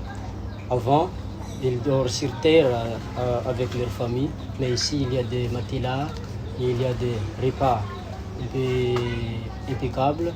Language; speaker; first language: French; non-native, local second language; Malagasy